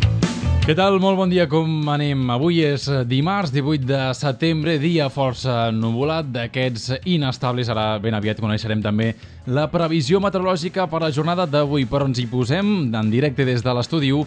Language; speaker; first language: Catalan; native; Catalan